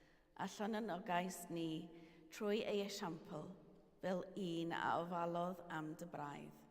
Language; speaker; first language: Welsh; native; Welsh